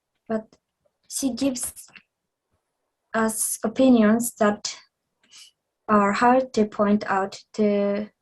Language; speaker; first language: English; non-native, fluent; Japanese